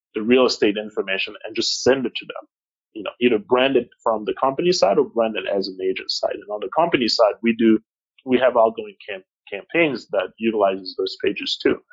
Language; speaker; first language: English; non-native, fluent; French